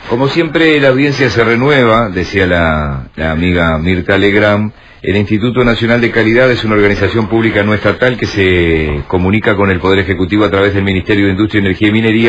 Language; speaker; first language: Spanish; native; Spanish